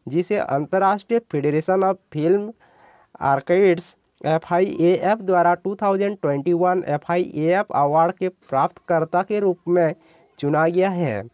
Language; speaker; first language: Hindi; non-native, local second language; Odia